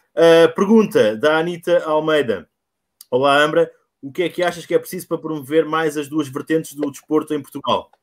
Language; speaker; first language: Portuguese; native; Portuguese